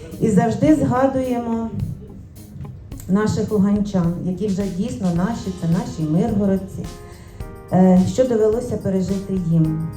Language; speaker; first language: Ukrainian; native; Ukrainian